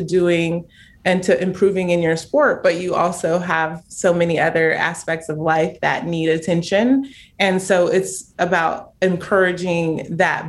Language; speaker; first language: English; native; English